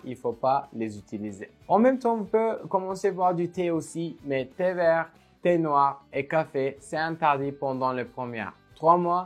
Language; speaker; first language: French; non-native, fluent; Turkish